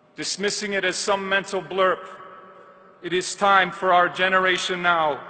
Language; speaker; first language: English; native; English